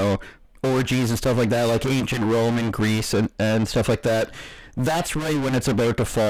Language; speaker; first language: English; native; English